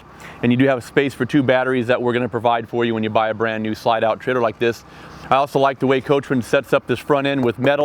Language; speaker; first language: English; native; English